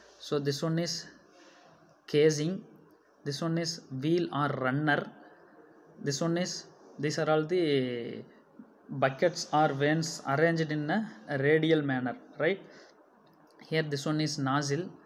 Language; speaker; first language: English; non-native, local second language; Tamil